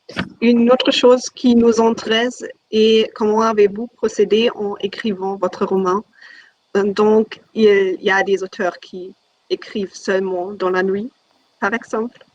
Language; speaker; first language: French; non-native, learner; German